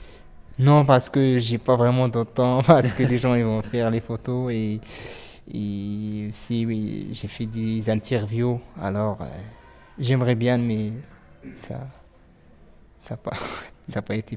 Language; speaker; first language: French; non-native, learner; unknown